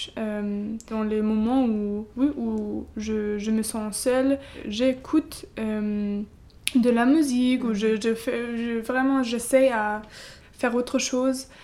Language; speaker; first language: French; non-native, learner; German